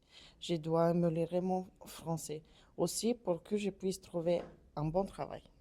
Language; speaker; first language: French; non-native, learner; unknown